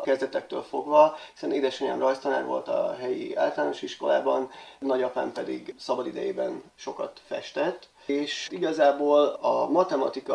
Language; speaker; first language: Hungarian; native; Hungarian